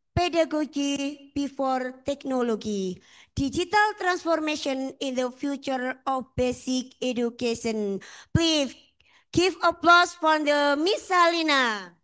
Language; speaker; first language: English; non-native, fluent; Indonesian